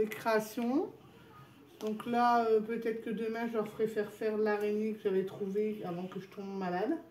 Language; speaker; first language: French; native; French